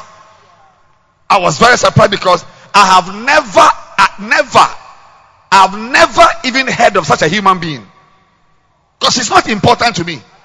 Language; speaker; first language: English; non-native, local second language; Akan